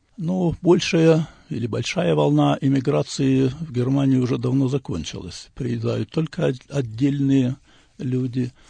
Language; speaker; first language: Russian; native; Russian